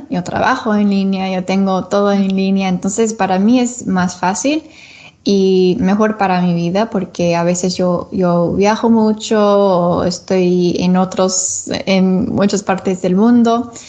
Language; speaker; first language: Spanish; non-native, learner; English